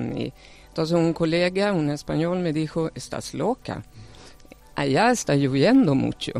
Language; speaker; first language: Spanish; non-native, fluent; Swedish